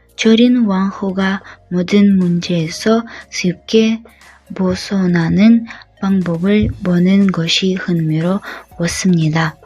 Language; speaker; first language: Korean; non-native, learner; Russian